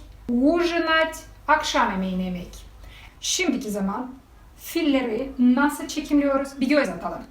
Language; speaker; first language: Turkish; non-native, fluent; Russian